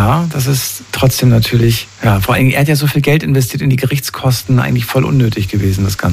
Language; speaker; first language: German; native; German